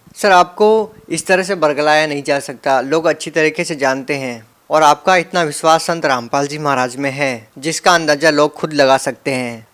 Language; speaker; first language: Hindi; native; Hindi